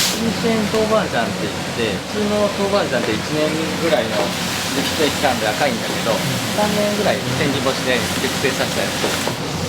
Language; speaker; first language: Japanese; native; Japanese